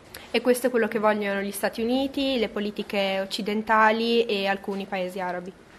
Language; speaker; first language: Italian; native; Italian